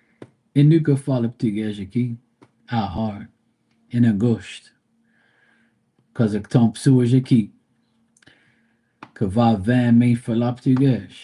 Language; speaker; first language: Portuguese; early bilingual, heritage; Portuguese